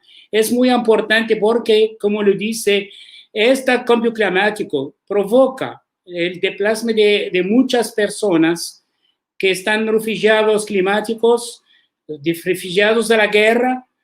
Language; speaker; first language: Spanish; non-native, learner; Arabic